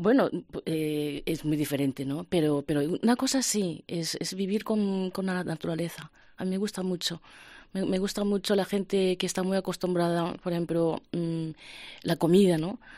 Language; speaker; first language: Spanish; non-native, fluent; Japanese